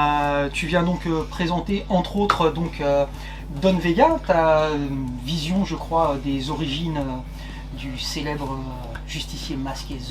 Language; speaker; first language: French; native; French